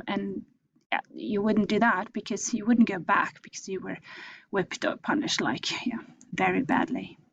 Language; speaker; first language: English; non-native, fluent; Norwegian